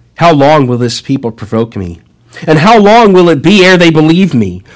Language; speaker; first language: English; native; English